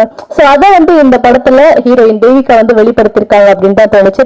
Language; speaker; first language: Tamil; native; Tamil